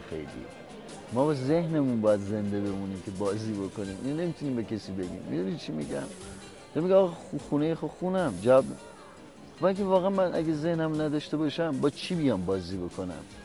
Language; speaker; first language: Persian; native; Persian